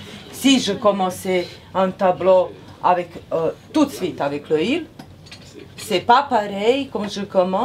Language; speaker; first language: French; non-native, fluent; Serbian